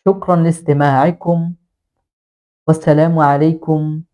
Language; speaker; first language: Arabic; non-native, fluent; Bangla